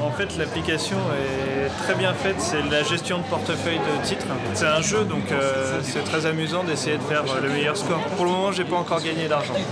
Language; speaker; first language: French; native; French